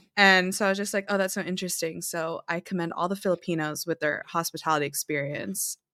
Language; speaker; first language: English; early bilingual, other home language; Filipino